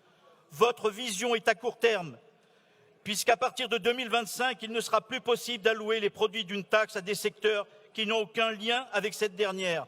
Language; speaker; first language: French; native; French